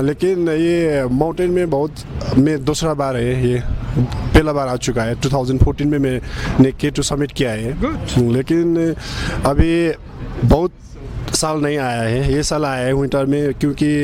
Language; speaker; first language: Hindi; non-native, learner; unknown